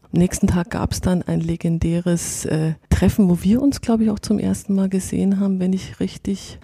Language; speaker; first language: German; native; German